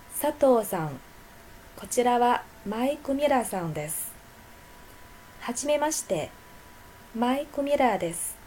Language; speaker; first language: Japanese; non-native, fluent; Chinese